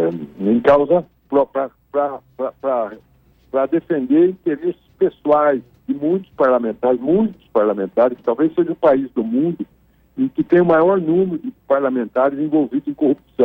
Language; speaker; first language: Portuguese; native; Portuguese